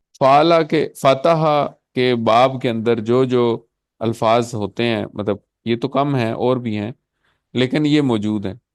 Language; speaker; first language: Urdu; native; Urdu